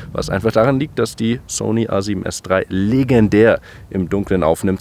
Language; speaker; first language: German; native; German